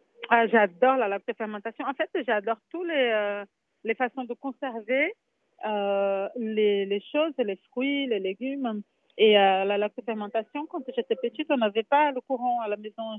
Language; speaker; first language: French; non-native, fluent; Portuguese